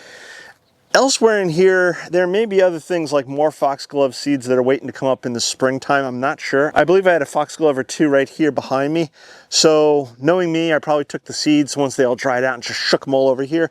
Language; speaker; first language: English; native; English